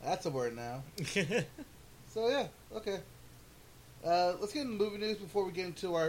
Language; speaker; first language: English; native; English